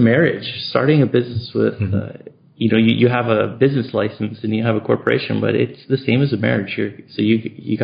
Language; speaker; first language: English; native; English